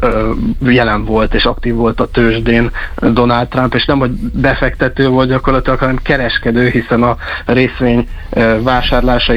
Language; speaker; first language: Hungarian; native; Hungarian